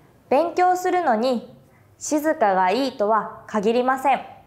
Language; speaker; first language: Japanese; non-native, fluent; Vietnamese